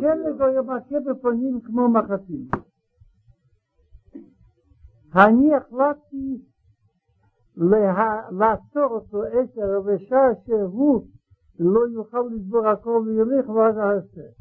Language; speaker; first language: Hebrew; non-native, learner; Russian